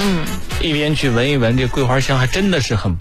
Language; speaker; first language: Chinese; native; Chinese